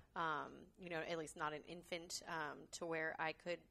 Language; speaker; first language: English; native; English